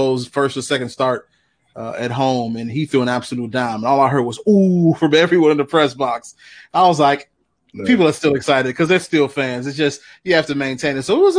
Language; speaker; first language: English; native; English